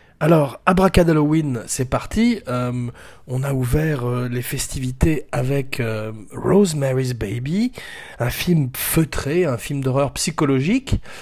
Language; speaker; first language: French; native; French